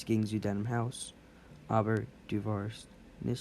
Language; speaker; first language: German; non-native, learner; English